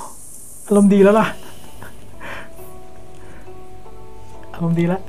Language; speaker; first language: Thai; native; Thai